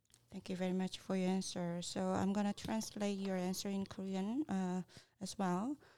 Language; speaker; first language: English; non-native, fluent; Korean